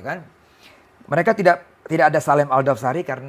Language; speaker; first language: Indonesian; native; Indonesian